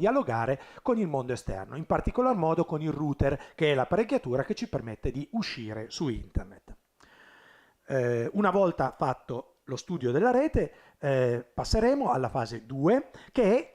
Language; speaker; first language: Italian; native; Italian